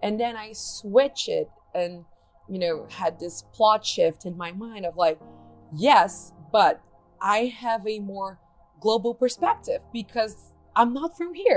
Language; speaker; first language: English; non-native, fluent; Portuguese